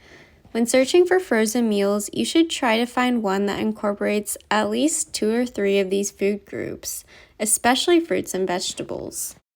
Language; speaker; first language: English; native; English